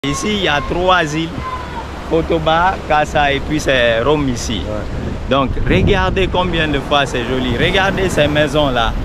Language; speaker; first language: French; non-native, local second language; Susu